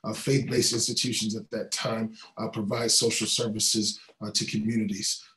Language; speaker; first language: English; native; English